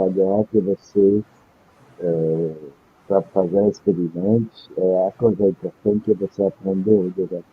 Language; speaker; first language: Portuguese; non-native, fluent; French